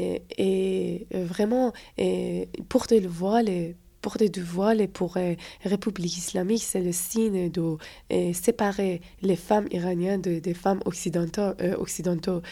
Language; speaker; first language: French; non-native, fluent; Persian